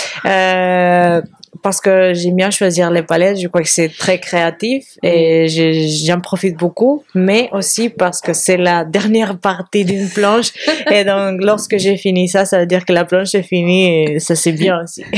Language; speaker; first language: French; non-native, fluent; Spanish